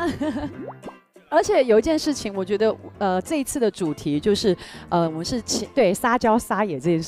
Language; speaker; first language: Chinese; native; Chinese